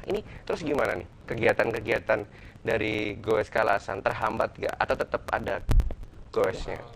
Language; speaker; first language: Indonesian; native; Indonesian